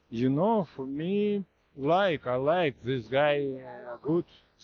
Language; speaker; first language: English; non-native, learner; Ukrainian